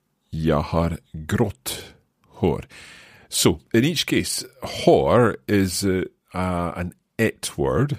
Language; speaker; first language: Swedish; non-native, learner; English